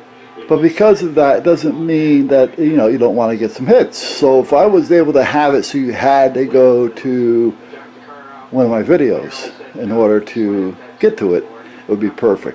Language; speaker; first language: English; native; English